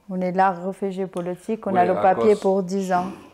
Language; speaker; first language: French; non-native, learner; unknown